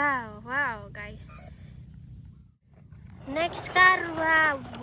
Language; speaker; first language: English; non-native, learner; Indonesian